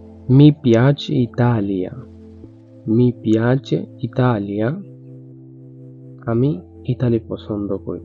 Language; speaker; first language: Italian; non-native, learner; Bangla